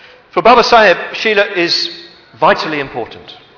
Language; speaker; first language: English; native; English